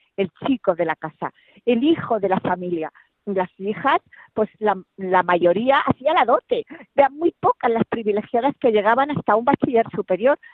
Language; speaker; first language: Spanish; native; Spanish